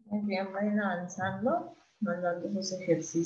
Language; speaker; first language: Spanish; native; Spanish